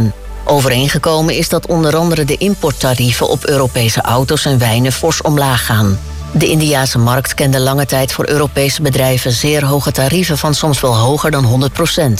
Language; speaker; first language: Dutch; native; Dutch